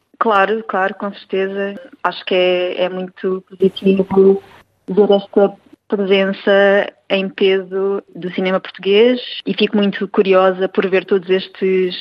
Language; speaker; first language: Portuguese; native; Portuguese